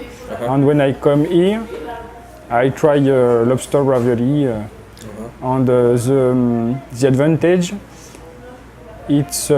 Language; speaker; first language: English; non-native, learner; French